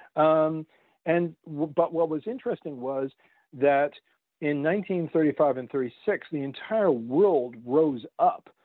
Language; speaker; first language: English; native; English